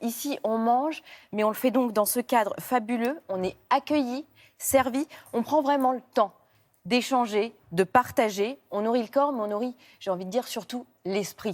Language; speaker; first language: French; native; French